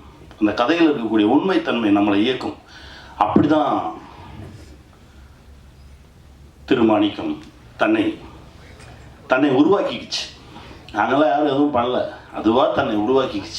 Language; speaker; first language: Tamil; native; Tamil